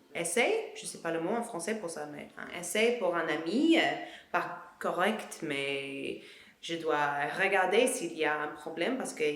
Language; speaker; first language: French; non-native, learner; English